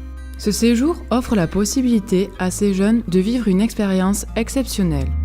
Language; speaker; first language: French; native; French